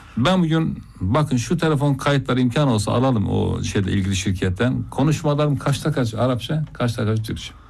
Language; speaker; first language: Turkish; non-native, local second language; Zaza